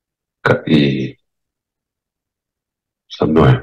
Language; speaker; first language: Russian; non-native, fluent; English